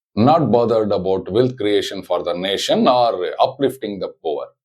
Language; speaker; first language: English; non-native, local second language; Tamil